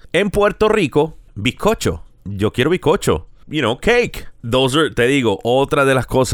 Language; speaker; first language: Spanish; early bilingual, heritage; Spanish